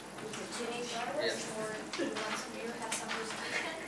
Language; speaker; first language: English; non-native, learner; Russian